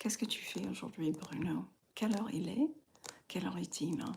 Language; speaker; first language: French; non-native, fluent; English